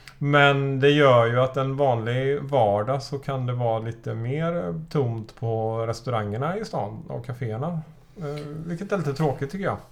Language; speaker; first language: Swedish; native; Swedish